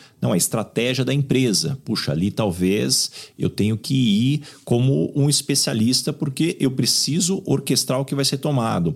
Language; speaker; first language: Portuguese; native; Portuguese